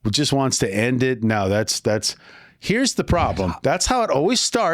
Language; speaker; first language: English; native; English